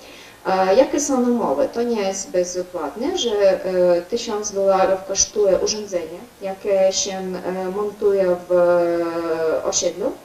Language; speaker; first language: Polish; non-native, learner; Ukrainian